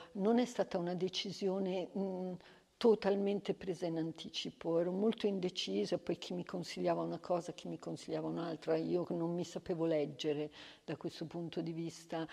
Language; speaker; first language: Italian; native; Italian